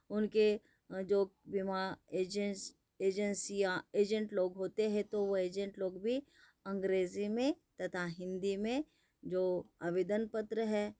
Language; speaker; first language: Hindi; non-native, local second language; Marathi